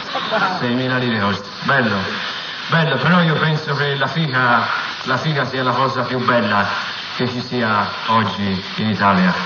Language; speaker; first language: Italian; native; Italian